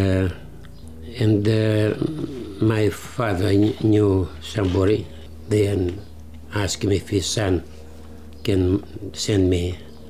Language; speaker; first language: English; non-native, learner; Greek